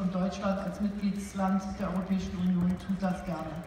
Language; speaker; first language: German; native; German